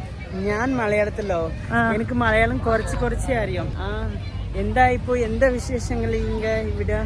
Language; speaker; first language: Malayalam; non-native, learner; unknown